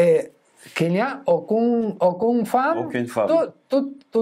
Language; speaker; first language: French; non-native, fluent; Spanish